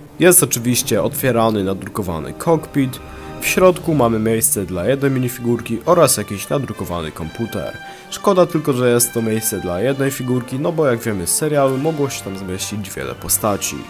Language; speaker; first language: Polish; native; Polish